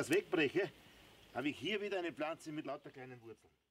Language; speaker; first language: German; native; German